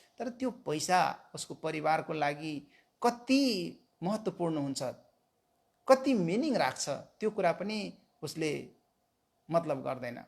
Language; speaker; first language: Nepali; non-native, local second language; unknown